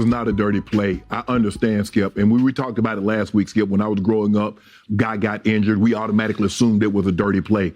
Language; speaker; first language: English; native; English